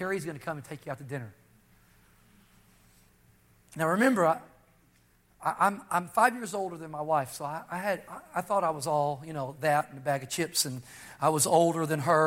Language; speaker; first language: English; native; English